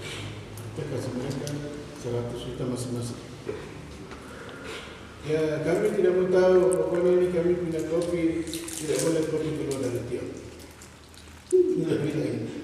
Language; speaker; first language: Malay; non-native, local second language; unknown